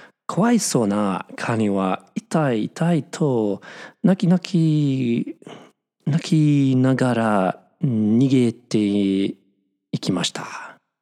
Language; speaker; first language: Japanese; non-native, fluent; English